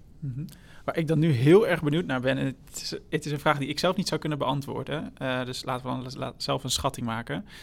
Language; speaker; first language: Dutch; native; Dutch